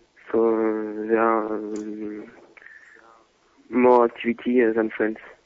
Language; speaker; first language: English; non-native, learner; French